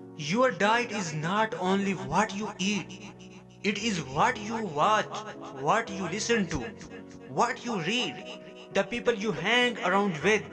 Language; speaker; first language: English; non-native, local second language; Urdu